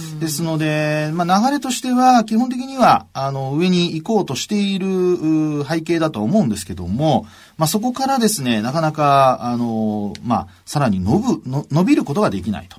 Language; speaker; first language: Japanese; native; Japanese